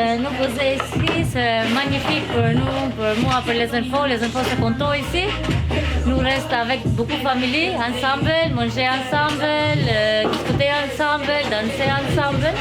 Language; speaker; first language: French; non-native, learner; Albanian